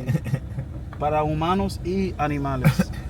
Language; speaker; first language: Spanish; non-native, learner; English